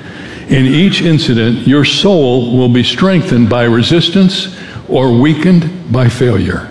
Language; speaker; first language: English; native; English